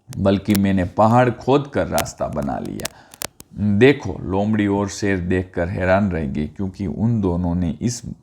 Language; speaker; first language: Hindi; non-native, local second language; Gujarati